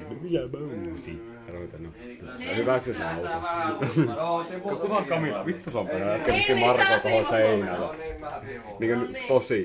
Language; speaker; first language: Finnish; native; Finnish